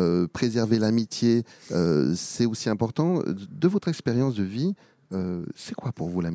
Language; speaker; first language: French; native; French